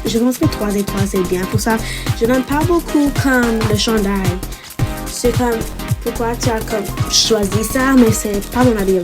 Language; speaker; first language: French; non-native, learner; English